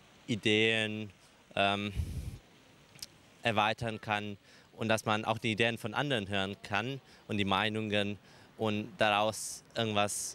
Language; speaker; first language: German; early bilingual, other home language; Romanian